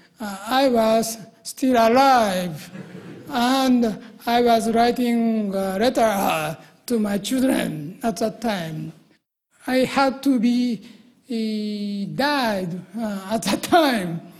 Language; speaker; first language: English; non-native, learner; Japanese